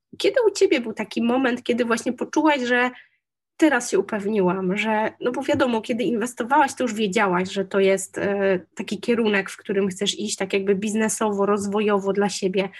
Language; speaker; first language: Polish; native; Polish